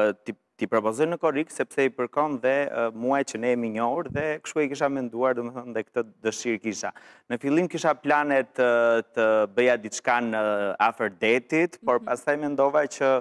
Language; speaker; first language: Albanian; native; Albanian